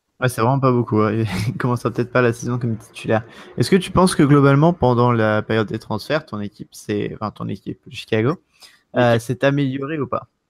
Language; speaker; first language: French; native; French